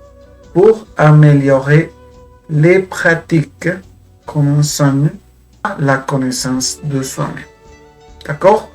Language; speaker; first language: French; non-native, fluent; Spanish